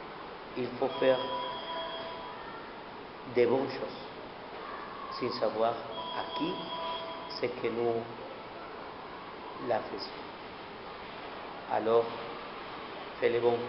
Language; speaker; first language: French; non-native, learner; Spanish